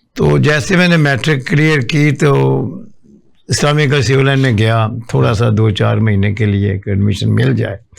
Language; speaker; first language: Urdu; non-native, local second language; Punjabi